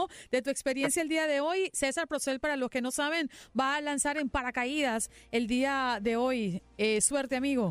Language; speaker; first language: Spanish; native; Spanish